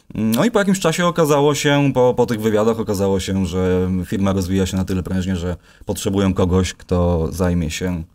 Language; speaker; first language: Polish; native; Polish